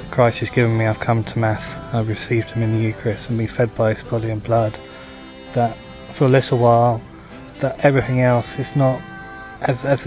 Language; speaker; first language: English; native; English